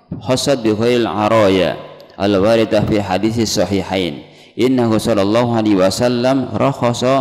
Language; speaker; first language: Arabic; non-native, fluent; Indonesian